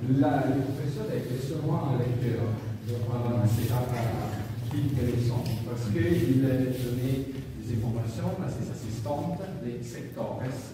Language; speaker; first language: French; non-native, learner; Italian